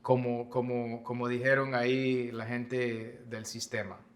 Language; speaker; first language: Spanish; non-native, fluent; English